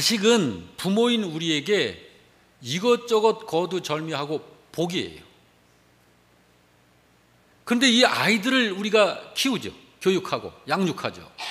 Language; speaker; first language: Korean; native; Korean